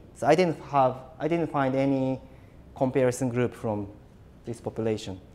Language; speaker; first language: English; non-native, fluent; Japanese